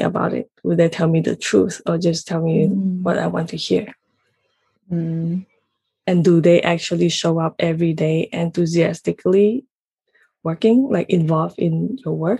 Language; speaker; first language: English; non-native, local second language; Cantonese